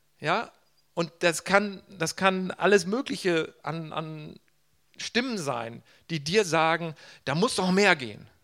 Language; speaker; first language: German; native; German